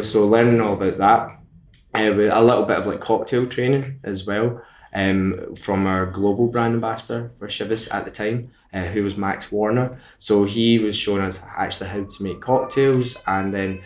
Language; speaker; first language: English; native; English